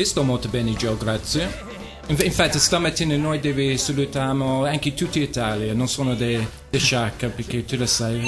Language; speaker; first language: Italian; non-native, learner; English